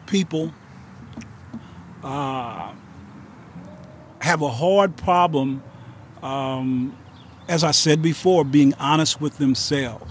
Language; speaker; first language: English; native; English